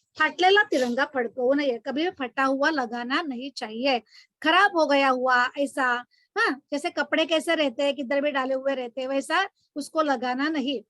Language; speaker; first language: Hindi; non-native, local second language; Marathi